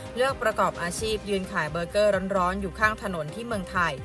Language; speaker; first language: Thai; native; Thai